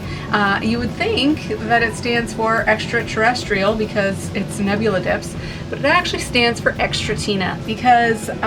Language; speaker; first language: English; native; English